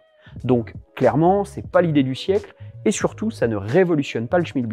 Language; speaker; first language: French; native; French